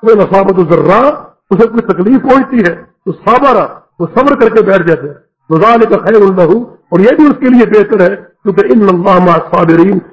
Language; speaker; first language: Urdu; native; Urdu